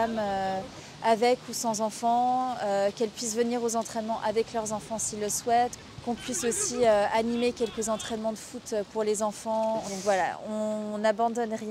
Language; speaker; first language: French; native; French